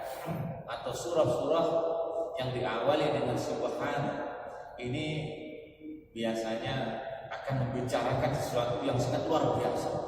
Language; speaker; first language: Indonesian; non-native, local second language; Javanese